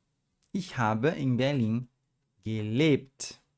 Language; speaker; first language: German; non-native, fluent; Portuguese